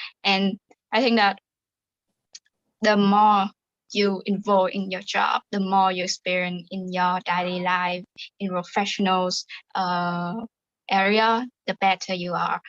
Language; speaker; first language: English; non-native, fluent; Vietnamese